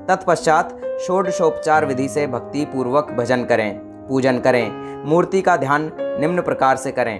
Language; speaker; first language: Hindi; native; Hindi